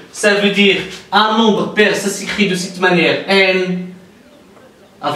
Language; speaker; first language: French; non-native, local second language; Arabic